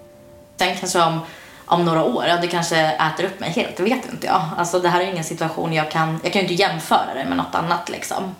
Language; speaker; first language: Swedish; native; Swedish